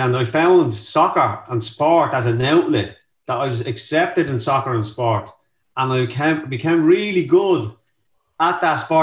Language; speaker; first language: English; native; English